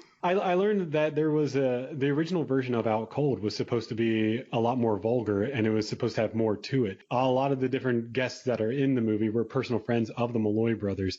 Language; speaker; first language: English; native; English